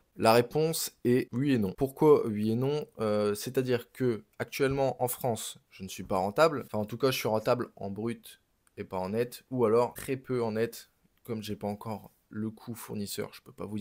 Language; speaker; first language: French; native; French